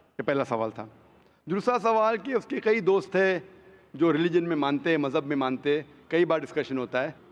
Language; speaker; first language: Hindi; non-native, local second language; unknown